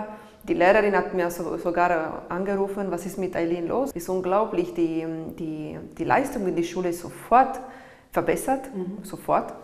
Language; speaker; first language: German; non-native, learner; Italian